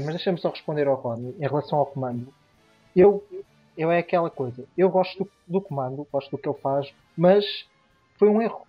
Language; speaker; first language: Portuguese; native; Portuguese